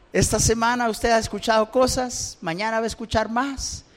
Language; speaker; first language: Spanish; early bilingual, heritage; Spanish